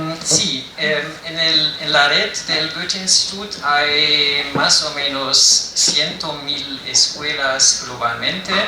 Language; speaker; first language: Spanish; non-native, fluent; German